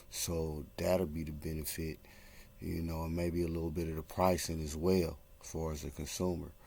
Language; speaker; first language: English; native; English